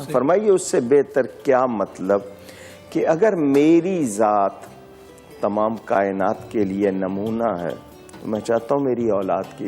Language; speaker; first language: Urdu; native; Urdu